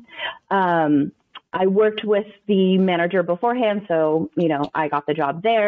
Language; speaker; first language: English; native; English